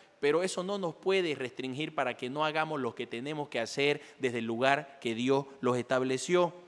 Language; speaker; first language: Spanish; native; Spanish